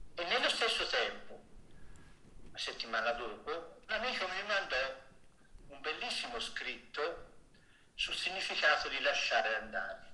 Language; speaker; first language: Italian; native; Italian